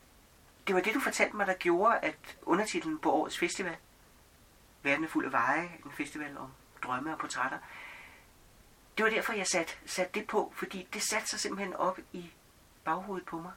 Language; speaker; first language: Danish; native; Danish